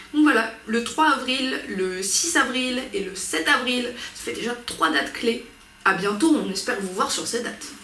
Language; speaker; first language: French; native; French